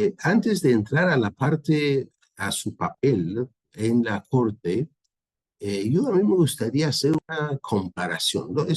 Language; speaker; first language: Spanish; non-native, fluent; Persian